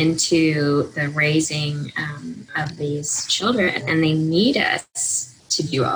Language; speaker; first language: English; native; English